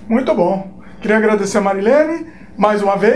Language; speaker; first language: Portuguese; native; Portuguese